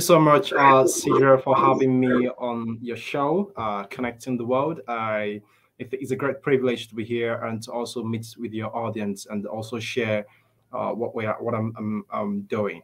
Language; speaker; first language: English; non-native, local second language; Igbo